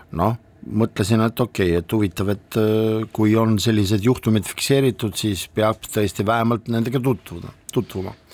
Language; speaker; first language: Estonian; non-native, local second language; Russian